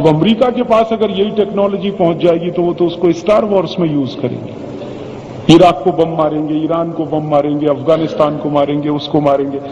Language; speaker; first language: Hindi; native; Hindi